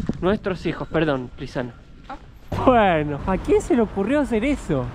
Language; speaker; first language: Spanish; native; Spanish